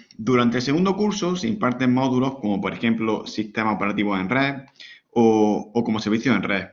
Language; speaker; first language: Spanish; native; Spanish